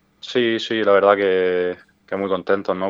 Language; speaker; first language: Spanish; native; Spanish